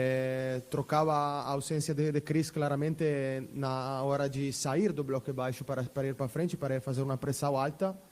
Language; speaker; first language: Portuguese; non-native, fluent; Italian